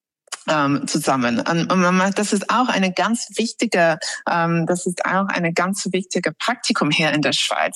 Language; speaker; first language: German; non-native, fluent; English